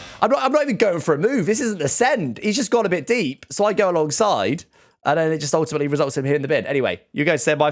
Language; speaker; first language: English; native; English